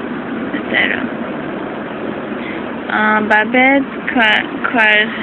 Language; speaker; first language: French; non-native, learner; English